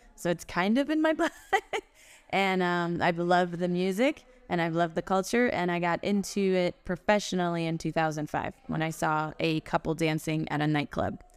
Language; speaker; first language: English; early bilingual, other home language; German